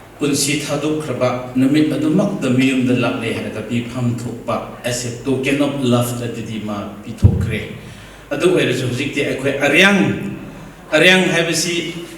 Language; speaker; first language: Manipuri; non-native, local second language; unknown